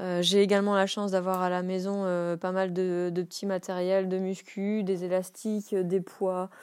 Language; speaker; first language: French; native; French